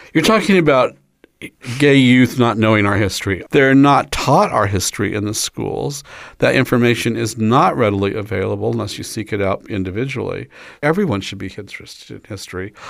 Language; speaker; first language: English; native; English